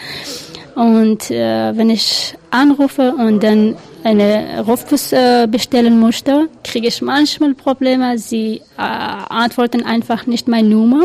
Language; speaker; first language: German; non-native, learner; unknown